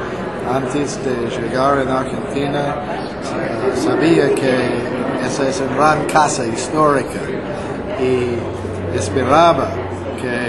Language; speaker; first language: Spanish; non-native, fluent; English